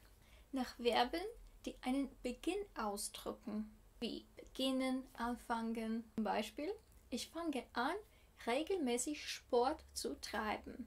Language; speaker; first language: German; non-native, fluent; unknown